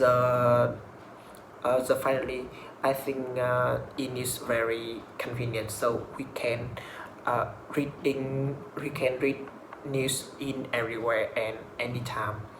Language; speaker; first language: English; non-native, learner; Vietnamese